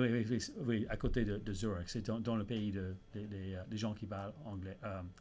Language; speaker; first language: French; early bilingual, heritage; English